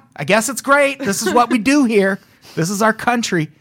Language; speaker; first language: English; native; English